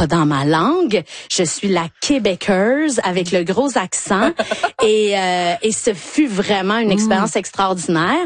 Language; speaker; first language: French; native; French